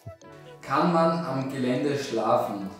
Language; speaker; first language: German; native; German